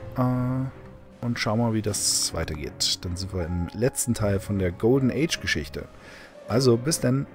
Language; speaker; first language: German; native; German